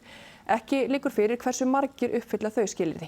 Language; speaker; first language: Icelandic; native; Icelandic